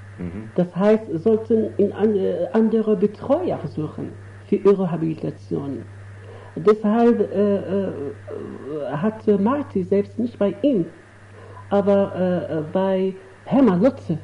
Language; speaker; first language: German; non-native, fluent; Arabic